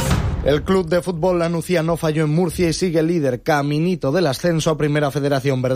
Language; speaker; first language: Spanish; native; Spanish